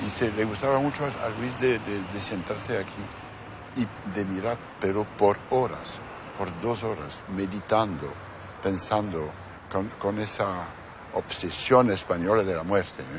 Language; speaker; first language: Spanish; non-native, fluent; French